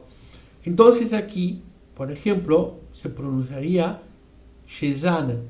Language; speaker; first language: Spanish; non-native, fluent; French